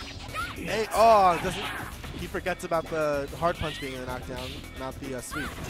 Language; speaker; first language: English; native; English